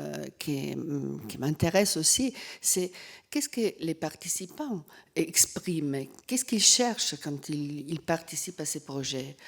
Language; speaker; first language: French; non-native, fluent; Italian